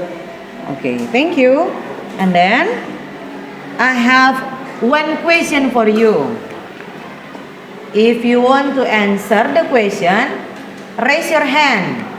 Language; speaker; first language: English; non-native, fluent; Indonesian